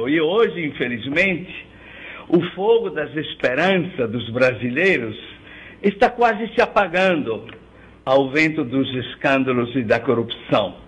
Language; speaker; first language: Portuguese; non-native, fluent; Italian